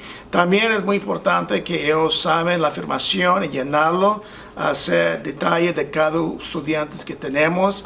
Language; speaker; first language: Spanish; non-native, fluent; English